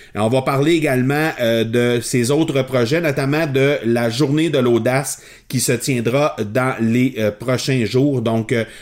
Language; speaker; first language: French; native; French